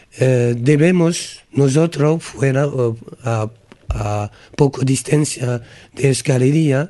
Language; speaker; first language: Spanish; non-native, learner; French